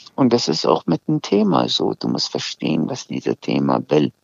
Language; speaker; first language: German; early bilingual, other home language; Azerbaijani